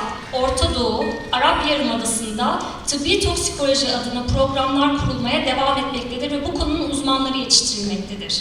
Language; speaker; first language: Turkish; native; Turkish